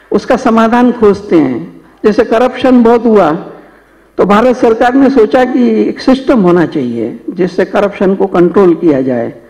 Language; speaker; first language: Hindi; native; Hindi